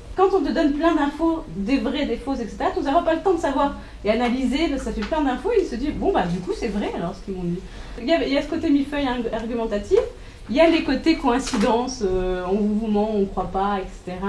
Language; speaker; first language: French; native; French